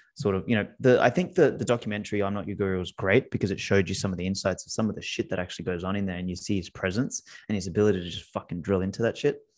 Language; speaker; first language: English; non-native, local second language; Macedonian